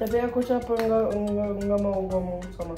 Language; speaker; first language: Indonesian; non-native, learner; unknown